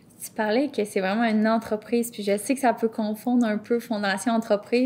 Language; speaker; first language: French; native; French